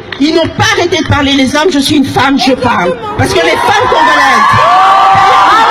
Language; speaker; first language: French; early bilingual, other home language; Lingala